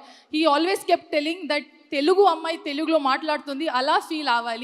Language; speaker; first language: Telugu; non-native, learner; Kannada